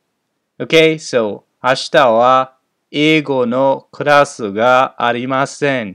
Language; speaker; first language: Japanese; non-native, fluent; English